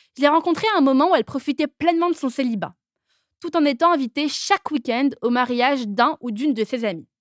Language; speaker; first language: French; native; French